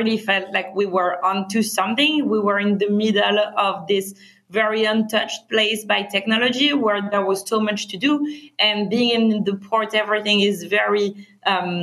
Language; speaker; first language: English; non-native, fluent; French